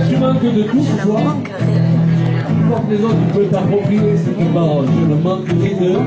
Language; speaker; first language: French; native; French